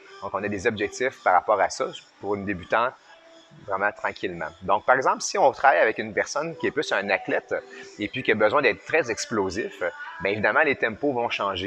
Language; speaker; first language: French; native; French